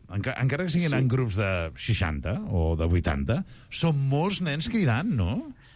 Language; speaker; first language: Catalan; native; Catalan